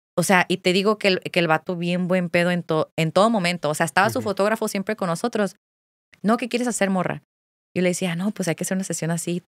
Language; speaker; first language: Spanish; non-native, fluent; English